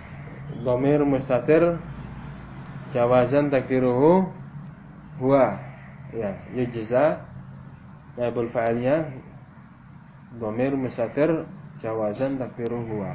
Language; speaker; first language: Arabic; non-native, fluent; Indonesian